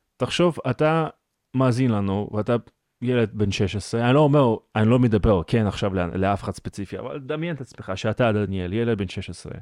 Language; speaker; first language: Hebrew; native; Hebrew